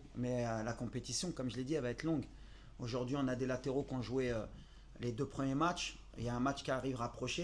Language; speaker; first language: French; native; French